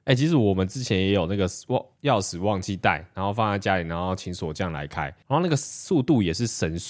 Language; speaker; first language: Chinese; native; Chinese